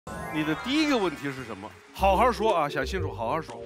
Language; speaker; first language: Chinese; native; Chinese